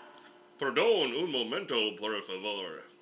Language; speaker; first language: Spanish; non-native, learner; English